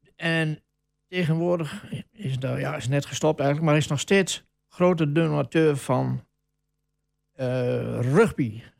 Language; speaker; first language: Dutch; native; Dutch